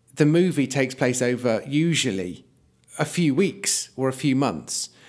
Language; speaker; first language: English; native; English